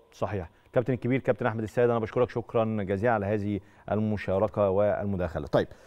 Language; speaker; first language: Arabic; native; Arabic